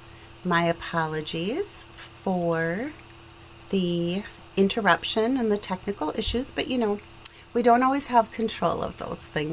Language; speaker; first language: English; native; English